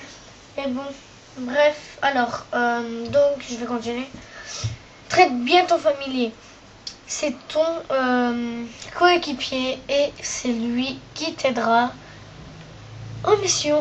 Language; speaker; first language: French; native; French